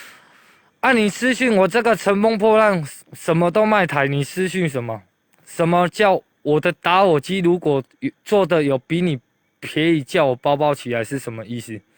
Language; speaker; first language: Chinese; native; Chinese